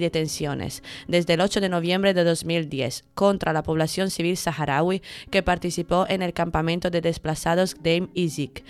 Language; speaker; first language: Spanish; native; Spanish